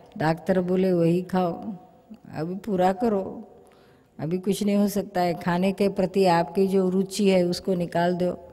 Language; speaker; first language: Hindi; non-native, local second language; Gujarati